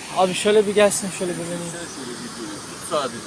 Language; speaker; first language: Turkish; non-native, learner; Hindi